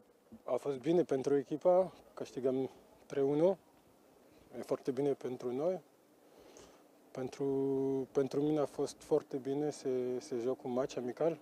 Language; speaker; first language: Romanian; non-native, learner; French